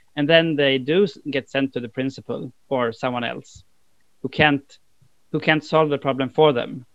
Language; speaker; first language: English; non-native, fluent; Swedish